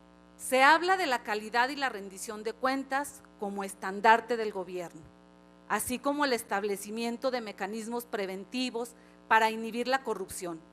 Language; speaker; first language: Spanish; native; Spanish